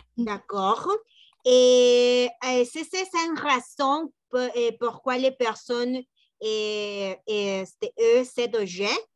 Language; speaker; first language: French; non-native, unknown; Spanish